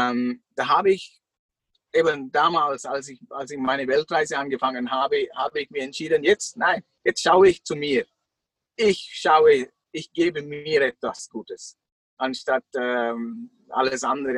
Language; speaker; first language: German; non-native, fluent; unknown